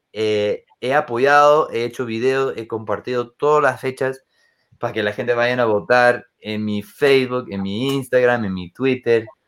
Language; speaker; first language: Spanish; non-native, fluent; English